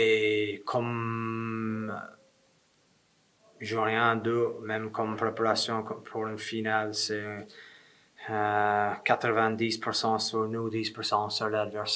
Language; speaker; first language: French; non-native, fluent; English